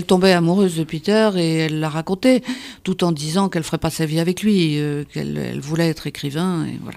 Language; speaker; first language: French; native; French